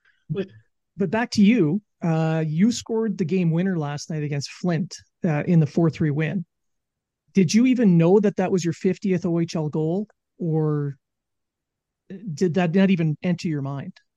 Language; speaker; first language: English; native; English